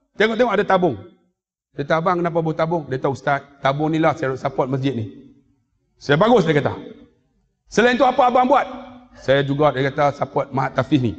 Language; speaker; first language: Malay; native; Malay